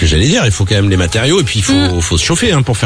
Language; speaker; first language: French; native; French